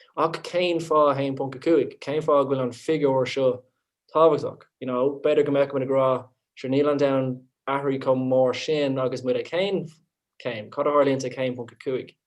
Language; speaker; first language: Irish; non-native, local second language; English